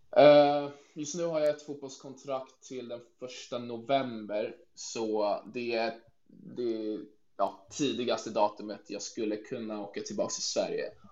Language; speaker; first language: Swedish; native; Swedish